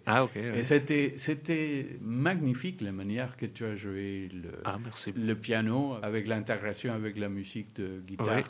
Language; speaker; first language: French; non-native, learner; Spanish